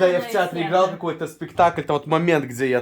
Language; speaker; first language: Russian; native; Russian